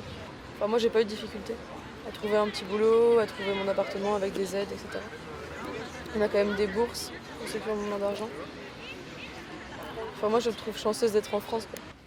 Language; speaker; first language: French; native; French